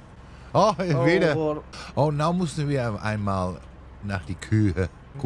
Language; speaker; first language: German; non-native, learner; Dutch